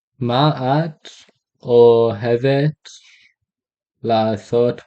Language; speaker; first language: Hebrew; early bilingual, heritage; English